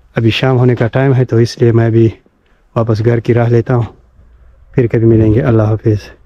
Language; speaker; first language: Urdu; non-native, local second language; Pashto